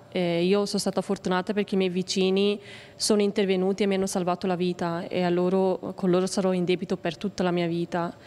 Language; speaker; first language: Italian; early bilingual, other home language; Punjabi